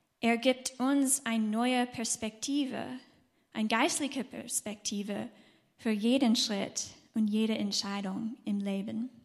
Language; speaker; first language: German; non-native, fluent; English